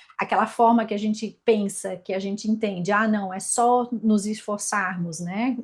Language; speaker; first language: Portuguese; native; Portuguese